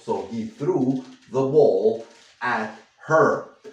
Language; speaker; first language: English; non-native, fluent; Spanish